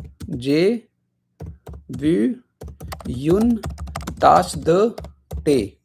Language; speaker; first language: French; non-native, fluent; Hindi